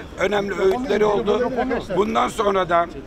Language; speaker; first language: Turkish; native; Turkish